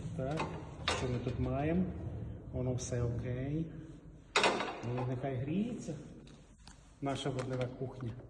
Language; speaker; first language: Ukrainian; native; Ukrainian